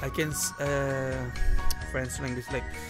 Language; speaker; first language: English; non-native, learner; Indonesian